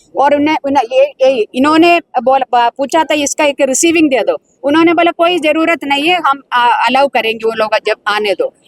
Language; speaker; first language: Hindi; non-native, local second language; Malayalam